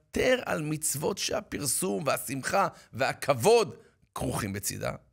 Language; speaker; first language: Hebrew; native; Hebrew